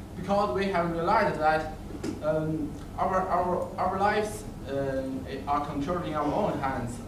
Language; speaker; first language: English; non-native, learner; Chinese